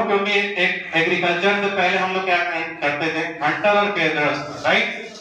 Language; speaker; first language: Hindi; native; Hindi